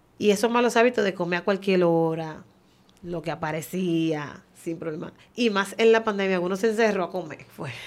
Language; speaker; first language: Spanish; native; Spanish